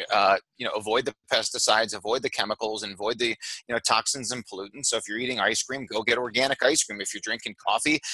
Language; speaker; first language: English; native; English